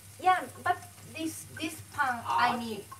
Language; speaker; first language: English; non-native, learner; Thai